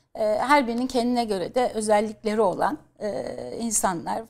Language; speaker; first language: Turkish; native; Turkish